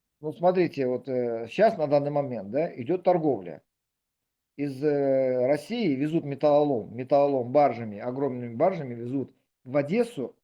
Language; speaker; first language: Russian; native; Russian